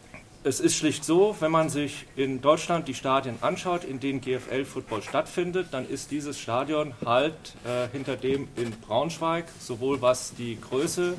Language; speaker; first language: German; native; German